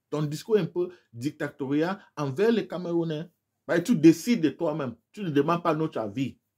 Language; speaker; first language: French; non-native, local second language; English